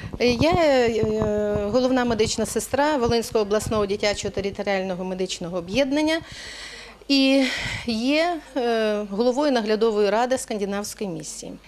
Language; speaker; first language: Ukrainian; native; Ukrainian